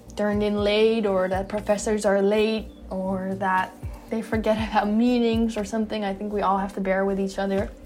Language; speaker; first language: English; non-native, fluent; Dutch